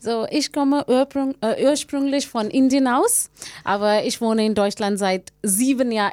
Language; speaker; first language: German; non-native, fluent; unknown